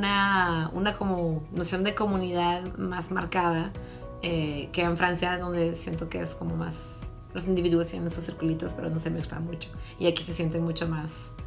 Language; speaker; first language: Spanish; non-native, fluent; French